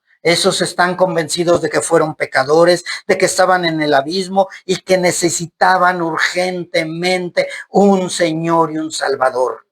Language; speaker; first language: Spanish; native; Spanish